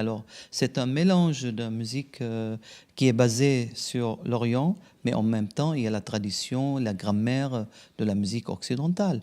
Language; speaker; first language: French; non-native, local second language; Arabic